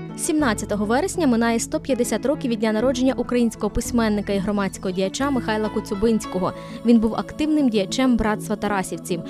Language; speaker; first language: Ukrainian; native; Ukrainian